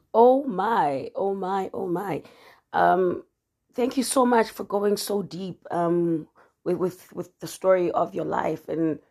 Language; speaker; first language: English; non-native, local second language; Zulu